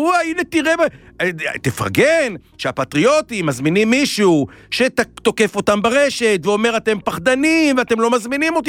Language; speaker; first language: Hebrew; native; Hebrew